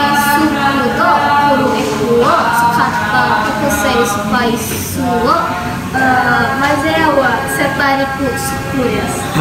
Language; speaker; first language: Japanese; non-native, learner; Indonesian